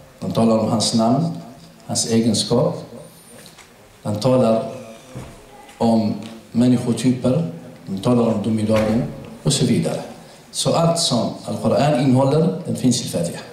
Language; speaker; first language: Swedish; non-native, fluent; Arabic